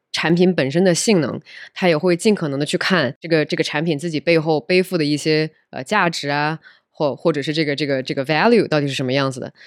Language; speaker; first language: Chinese; native; Chinese